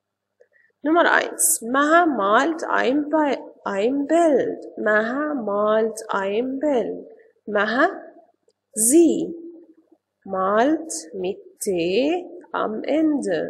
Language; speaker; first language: German; non-native, fluent; Arabic